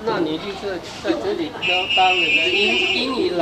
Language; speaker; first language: Chinese; non-native, local second language; Cantonese